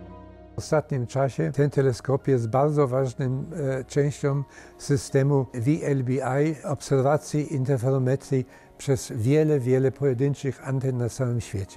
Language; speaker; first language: Polish; early bilingual, heritage; Polish